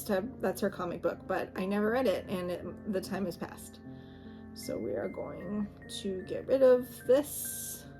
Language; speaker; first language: English; native; English